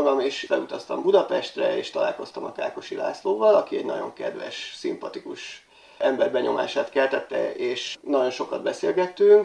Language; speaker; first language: Hungarian; native; Hungarian